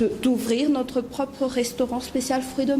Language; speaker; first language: French; non-native, local second language; Malagasy